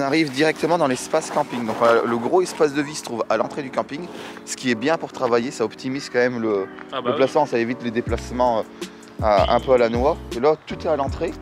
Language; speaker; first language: French; native; French